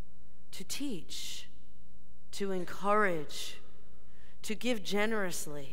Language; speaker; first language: English; native; English